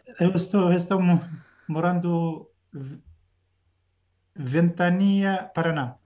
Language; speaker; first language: Portuguese; non-native, learner; Arabic